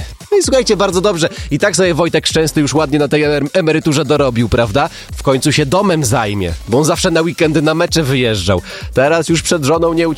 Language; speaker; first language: Polish; native; Polish